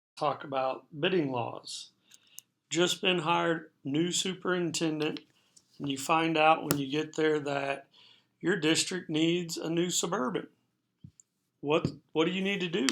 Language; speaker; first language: English; native; English